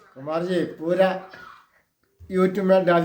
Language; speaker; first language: Hindi; non-native, local second language; Malayalam